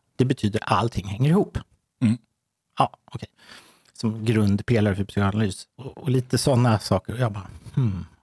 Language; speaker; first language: Swedish; native; Swedish